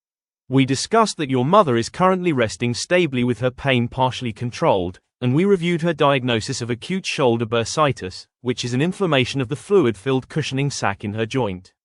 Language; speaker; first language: English; non-native, fluent; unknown